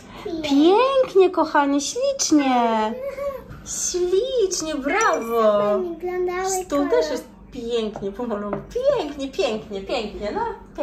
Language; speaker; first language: Polish; native; Polish